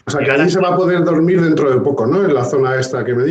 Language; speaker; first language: Spanish; native; Spanish